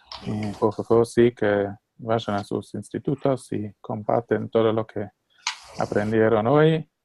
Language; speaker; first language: Spanish; non-native, fluent; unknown